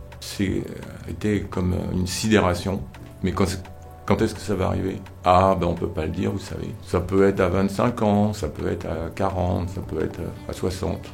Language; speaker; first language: French; native; French